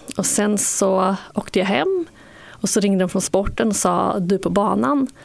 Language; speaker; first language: Swedish; native; Swedish